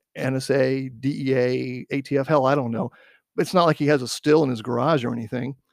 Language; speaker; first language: English; native; English